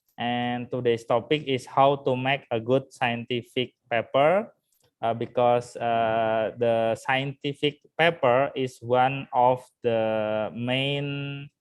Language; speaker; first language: English; non-native, fluent; Indonesian